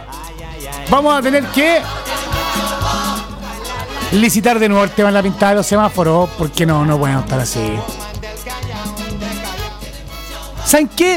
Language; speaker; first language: Spanish; native; Spanish